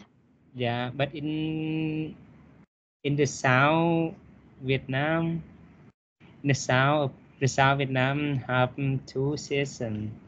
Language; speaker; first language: English; non-native, learner; Vietnamese